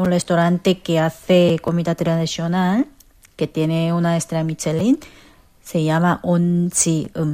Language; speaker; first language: Spanish; non-native, fluent; Korean